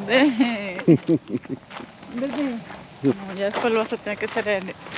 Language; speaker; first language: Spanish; early bilingual, other home language; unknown